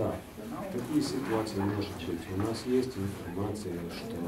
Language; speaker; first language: Russian; non-native, local second language; Latvian